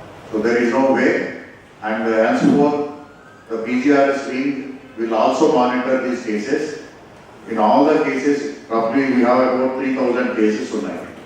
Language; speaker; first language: English; non-native, local second language; Telugu